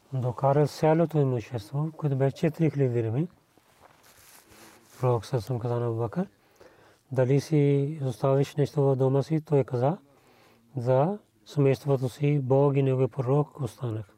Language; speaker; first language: Bulgarian; non-native, learner; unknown